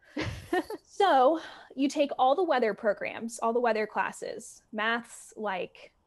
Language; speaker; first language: English; native; English